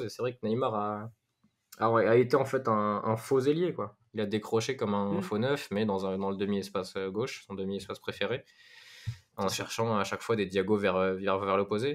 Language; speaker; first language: French; native; French